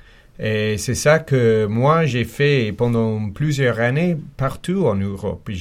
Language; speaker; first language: French; non-native, fluent; English